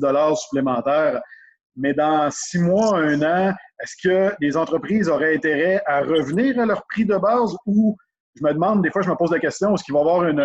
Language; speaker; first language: French; native; French